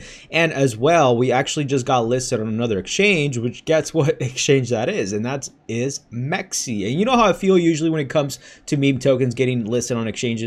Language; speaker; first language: English; native; English